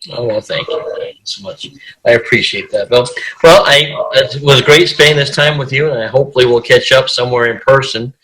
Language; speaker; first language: English; native; English